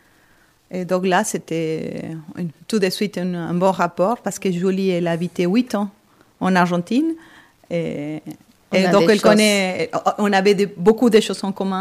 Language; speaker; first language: French; non-native, fluent; Spanish